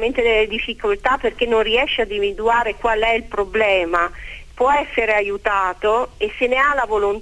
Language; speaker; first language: Italian; native; Italian